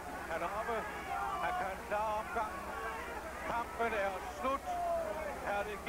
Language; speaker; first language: Danish; native; Danish